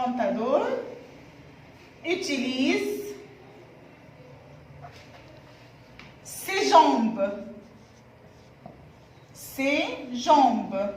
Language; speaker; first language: French; non-native, fluent; Arabic